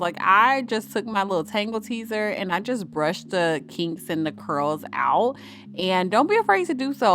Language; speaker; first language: English; native; English